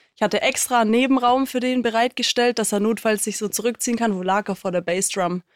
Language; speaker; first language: German; native; German